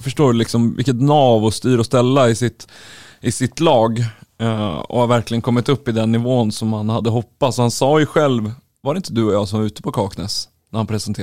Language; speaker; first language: Swedish; native; Swedish